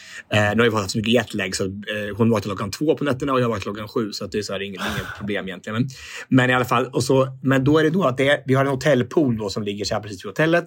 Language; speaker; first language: Swedish; native; Swedish